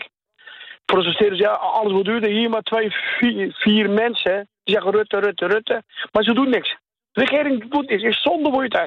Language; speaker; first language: Dutch; non-native, learner; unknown